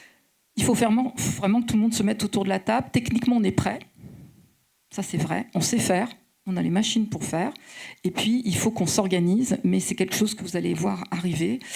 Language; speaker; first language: French; native; French